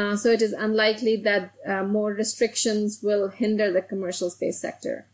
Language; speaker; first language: English; non-native, local second language; Hindi